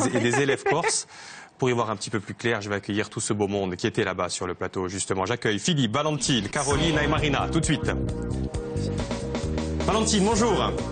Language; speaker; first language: French; native; French